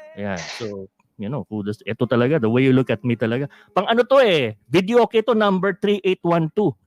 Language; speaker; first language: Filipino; non-native, local second language; Hiligaynon